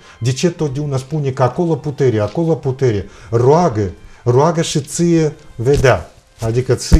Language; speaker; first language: Romanian; non-native, fluent; Russian